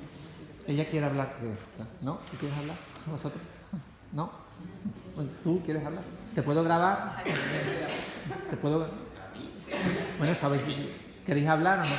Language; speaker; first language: Spanish; native; Spanish